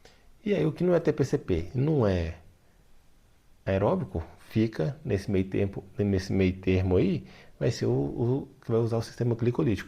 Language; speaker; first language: Portuguese; native; Portuguese